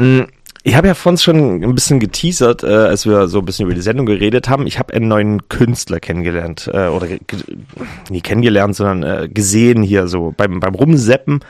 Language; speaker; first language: German; native; German